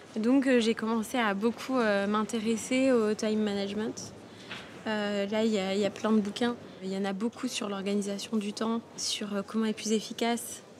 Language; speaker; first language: French; native; French